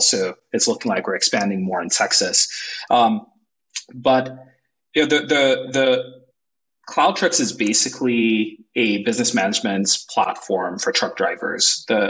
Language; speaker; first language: English; non-native, local second language; Igbo